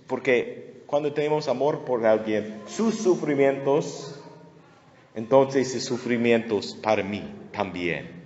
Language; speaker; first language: Spanish; non-native, fluent; English